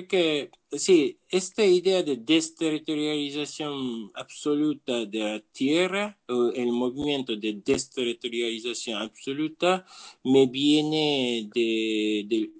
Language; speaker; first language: Spanish; non-native, learner; Japanese